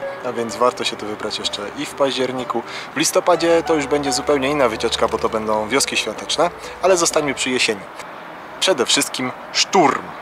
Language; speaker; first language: Polish; native; Polish